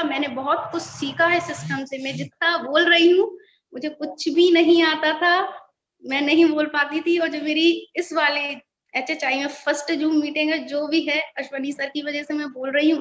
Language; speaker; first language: Hindi; native; Hindi